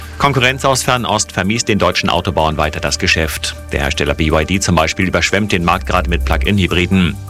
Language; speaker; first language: German; native; German